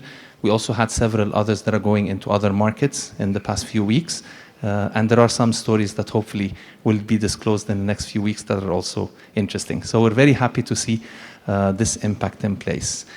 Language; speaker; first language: English; non-native, fluent; Arabic